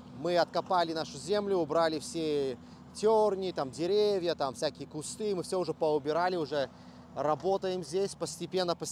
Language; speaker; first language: Russian; early bilingual, heritage; Russian